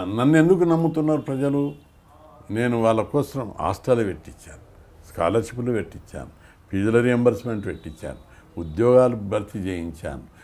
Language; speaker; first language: Telugu; native; Telugu